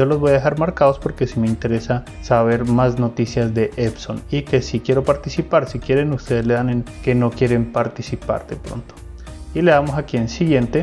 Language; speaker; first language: Spanish; native; Spanish